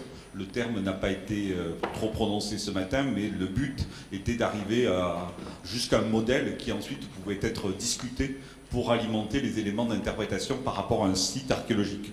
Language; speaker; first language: French; native; French